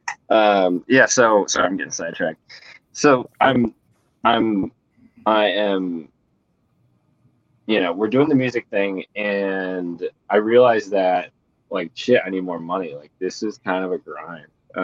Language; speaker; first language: English; native; English